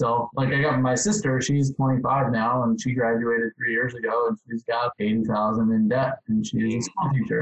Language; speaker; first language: English; native; English